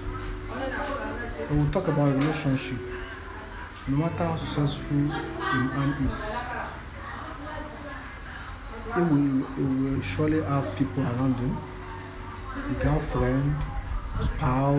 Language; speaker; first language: English; non-native, local second language; Yoruba